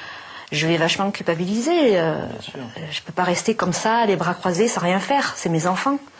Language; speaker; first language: French; native; French